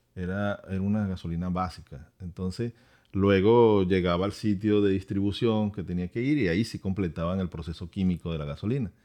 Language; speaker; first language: Spanish; native; Spanish